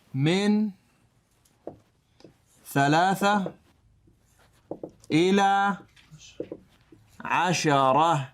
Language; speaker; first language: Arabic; non-native, fluent; English